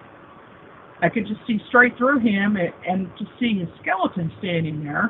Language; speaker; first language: English; native; English